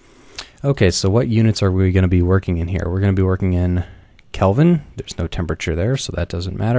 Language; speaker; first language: English; native; English